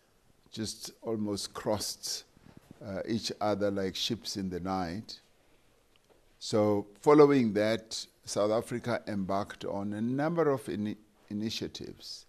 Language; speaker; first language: English; non-native, local second language; Venda